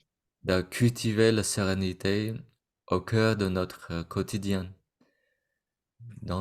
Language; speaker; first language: French; non-native, fluent; Vietnamese